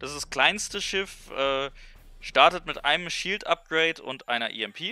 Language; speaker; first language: German; native; German